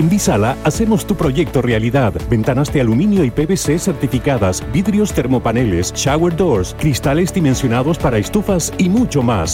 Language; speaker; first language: Spanish; native; Spanish